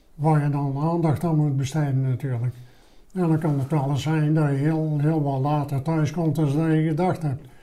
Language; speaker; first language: Dutch; native; Dutch